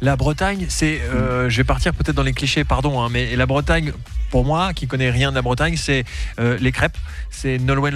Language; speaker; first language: French; native; French